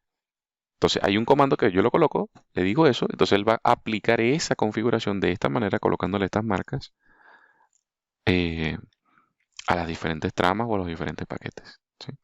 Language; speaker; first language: Spanish; native; Spanish